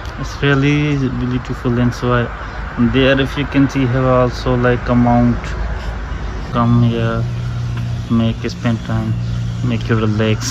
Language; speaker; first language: English; non-native, learner; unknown